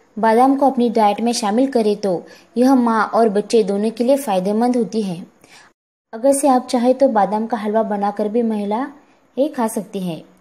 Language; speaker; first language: Hindi; non-native, local second language; Marathi